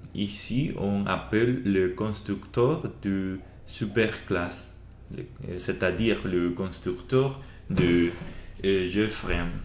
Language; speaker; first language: French; non-native, learner; Spanish